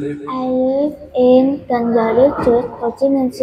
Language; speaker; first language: English; non-native, learner; Vietnamese